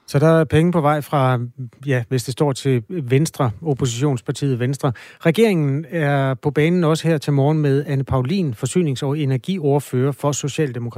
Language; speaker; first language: Danish; native; Danish